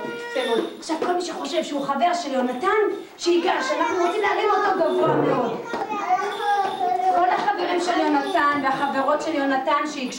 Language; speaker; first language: Hebrew; native; Hebrew